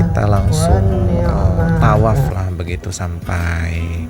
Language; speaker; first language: Indonesian; native; Indonesian